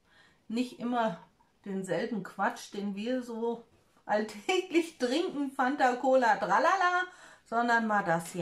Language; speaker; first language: German; native; German